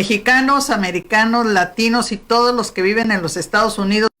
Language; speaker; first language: Spanish; native; Spanish